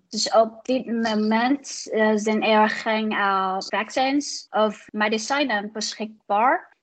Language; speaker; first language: Dutch; non-native, learner; Chinese